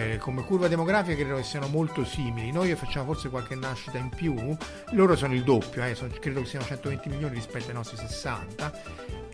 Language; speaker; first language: Italian; native; Italian